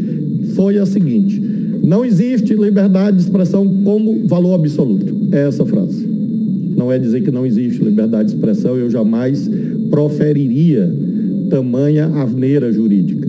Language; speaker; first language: Portuguese; native; Portuguese